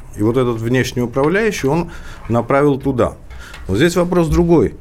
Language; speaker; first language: Russian; non-native, local second language; Georgian